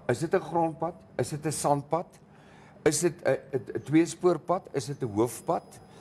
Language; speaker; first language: Afrikaans; native; Afrikaans